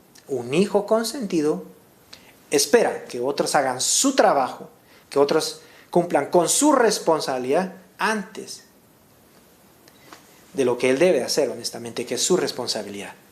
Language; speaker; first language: Spanish; native; Spanish